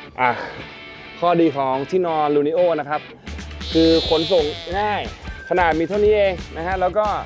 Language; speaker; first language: Thai; native; Thai